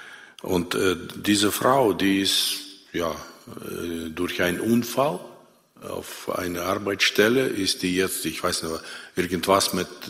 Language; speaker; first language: German; non-native, fluent; Russian